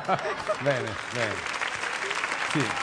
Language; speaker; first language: Italian; native; Italian